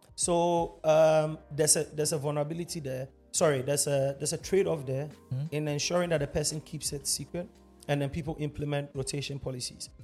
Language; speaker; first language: English; non-native, local second language; Akan